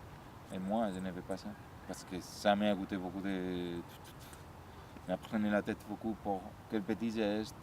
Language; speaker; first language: French; non-native, learner; Spanish